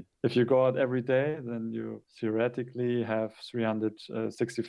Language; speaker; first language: English; non-native, fluent; German